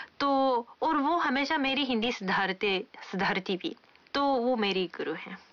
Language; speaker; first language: Hindi; non-native, fluent; Japanese